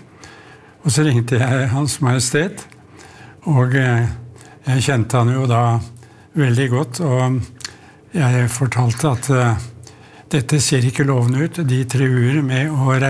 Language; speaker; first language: Norwegian; native; Norwegian